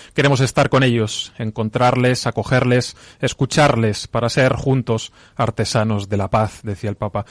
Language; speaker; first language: Spanish; native; Spanish